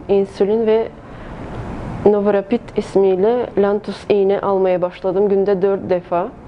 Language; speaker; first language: Turkish; early bilingual, heritage; Turkish